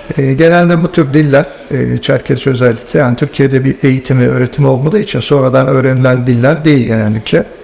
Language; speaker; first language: Turkish; native; Turkish